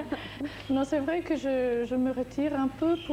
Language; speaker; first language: French; non-native, fluent; English